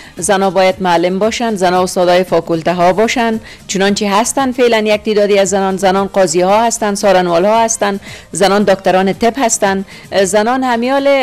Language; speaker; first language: Persian; non-native, local second language; Uzbek